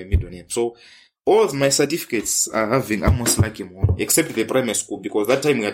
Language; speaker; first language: English; non-native, local second language; Tumbuka